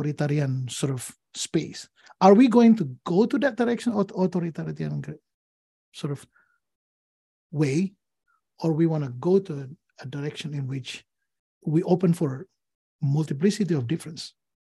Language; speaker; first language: English; non-native, fluent; Indonesian